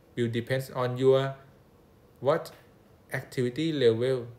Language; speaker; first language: English; non-native, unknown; Thai